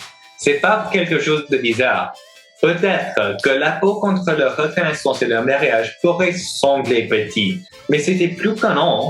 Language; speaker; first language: French; non-native, learner; English